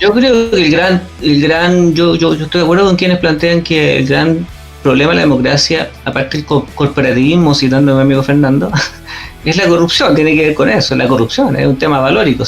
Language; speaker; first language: Spanish; native; Spanish